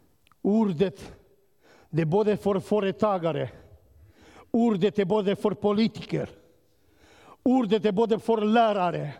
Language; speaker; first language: Swedish; non-native, learner; Romanian